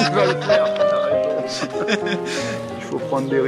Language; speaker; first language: French; native; French